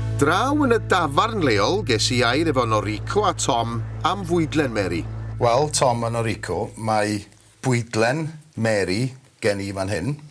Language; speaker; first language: Welsh; native; Welsh